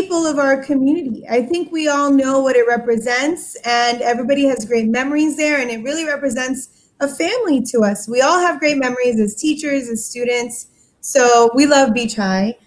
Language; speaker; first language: English; native; English